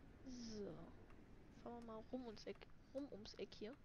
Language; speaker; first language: German; native; German